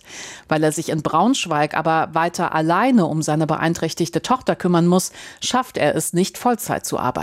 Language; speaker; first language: German; native; German